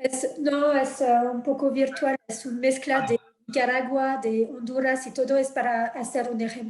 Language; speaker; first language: Spanish; non-native, fluent; French